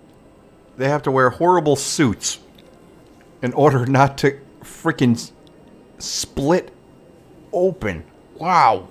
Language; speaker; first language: English; native; English